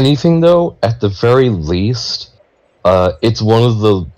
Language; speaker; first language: English; native; English